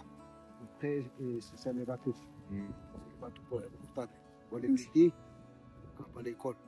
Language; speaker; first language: French; non-native, learner; Aymara